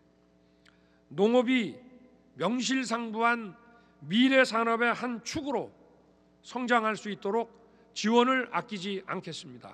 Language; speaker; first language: Korean; native; Korean